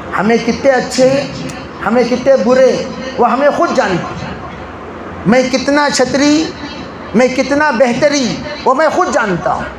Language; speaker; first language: Urdu; native; Urdu